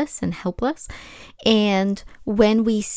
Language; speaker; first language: English; non-native, fluent; Ukrainian